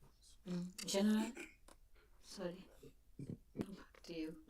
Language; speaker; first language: English; non-native, fluent; French